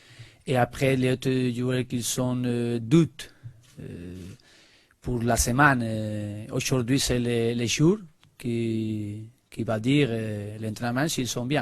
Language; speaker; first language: French; non-native, learner; Spanish